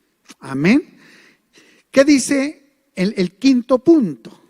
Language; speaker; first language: Spanish; native; Spanish